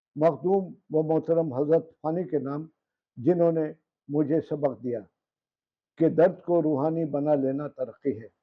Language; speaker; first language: Urdu; native; Urdu